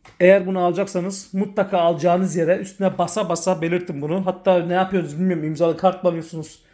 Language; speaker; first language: Turkish; early bilingual, heritage; Turkish